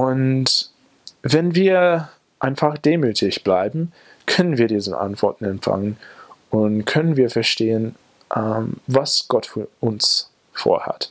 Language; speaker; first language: German; non-native, fluent; English